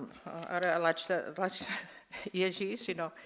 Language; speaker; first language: Catalan; non-native, fluent; English